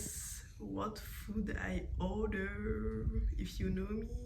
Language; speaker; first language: English; non-native, learner; French